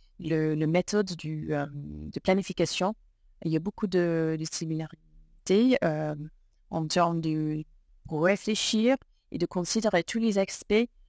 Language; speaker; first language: French; non-native, fluent; English